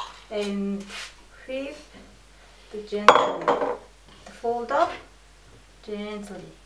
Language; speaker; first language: English; non-native, learner; Korean